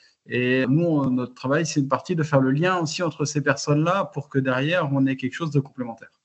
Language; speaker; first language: French; native; French